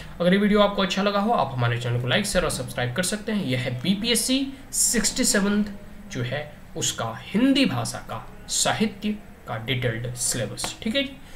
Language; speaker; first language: Hindi; native; Hindi